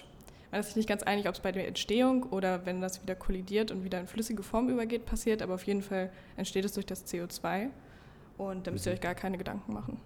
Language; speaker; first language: German; native; German